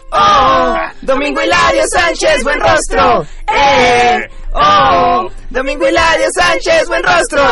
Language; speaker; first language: Spanish; native; Spanish